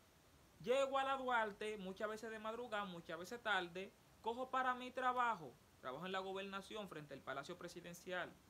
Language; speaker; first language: Spanish; native; Spanish